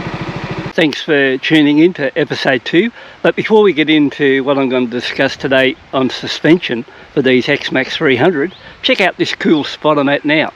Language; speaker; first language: English; native; English